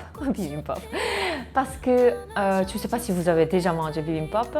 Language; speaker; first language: French; non-native, fluent; Korean